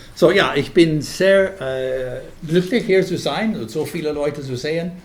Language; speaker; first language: German; non-native, learner; English